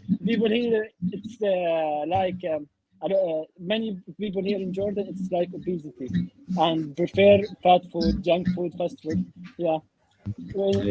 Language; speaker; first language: English; non-native, learner; Arabic